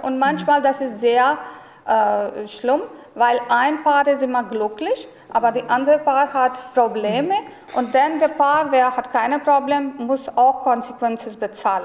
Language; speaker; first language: German; non-native, learner; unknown